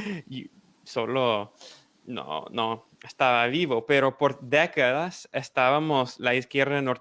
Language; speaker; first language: Spanish; non-native, fluent; English